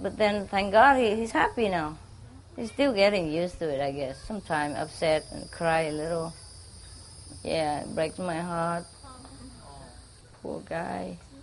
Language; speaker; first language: English; non-native, fluent; Vietnamese